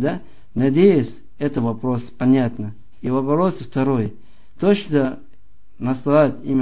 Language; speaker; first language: Russian; non-native, fluent; Arabic